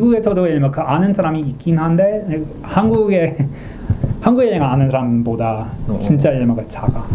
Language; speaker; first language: Korean; non-native, learner; English